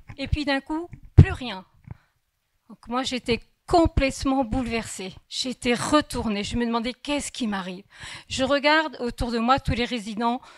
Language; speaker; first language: French; early bilingual, other home language; Kabyle